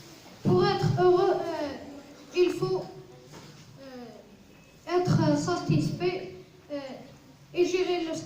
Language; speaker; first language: French; non-native, learner; Arabic